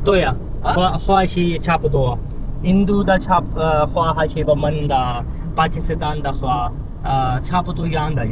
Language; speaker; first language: Chinese; non-native, learner; Urdu